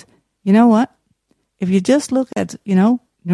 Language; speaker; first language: English; non-native, fluent; Dutch